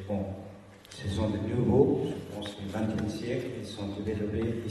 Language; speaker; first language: French; non-native, fluent; Tibetan